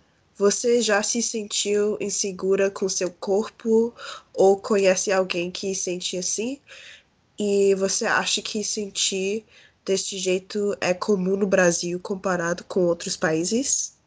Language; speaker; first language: Portuguese; early bilingual, heritage; Portuguese